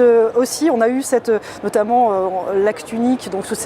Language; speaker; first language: French; native; French